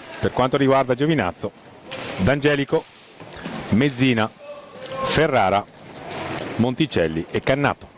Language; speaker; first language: Italian; native; Italian